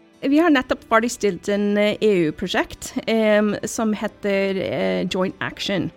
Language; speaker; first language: Norwegian; non-native, fluent; English